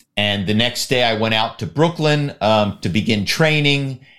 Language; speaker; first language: English; native; English